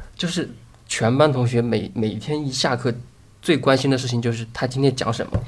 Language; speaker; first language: Chinese; native; Chinese